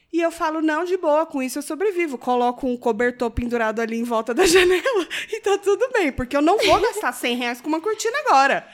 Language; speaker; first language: Portuguese; native; Portuguese